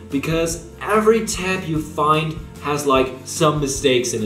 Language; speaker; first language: English; non-native, fluent; German